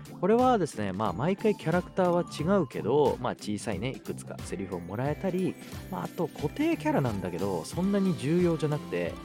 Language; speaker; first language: Japanese; native; Japanese